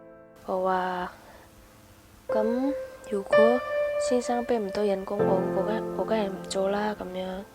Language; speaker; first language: Cantonese; non-native, fluent; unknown